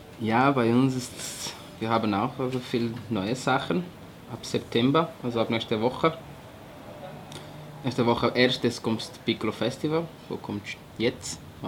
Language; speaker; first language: German; non-native, fluent; Portuguese